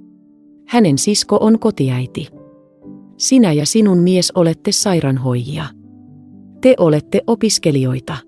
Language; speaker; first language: Finnish; non-native, fluent; Vietnamese